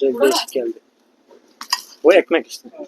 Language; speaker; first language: Turkish; non-native, fluent; Hindi